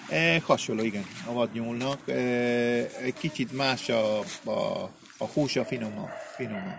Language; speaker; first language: Hungarian; early bilingual, heritage; Spanish